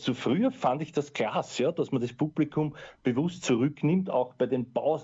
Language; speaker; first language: German; native; German